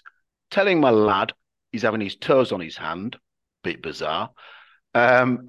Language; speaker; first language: English; native; English